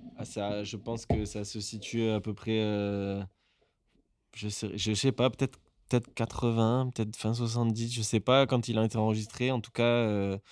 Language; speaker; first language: French; native; French